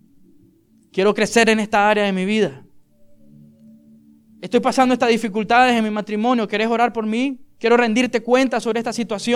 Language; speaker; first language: Spanish; native; Spanish